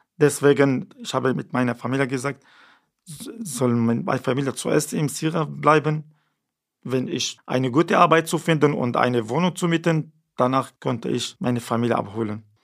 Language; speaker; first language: German; non-native, learner; Kurdish